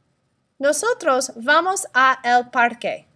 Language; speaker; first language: Spanish; non-native, fluent; English